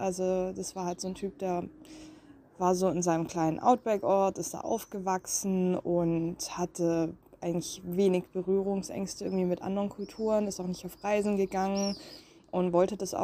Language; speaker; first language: German; native; German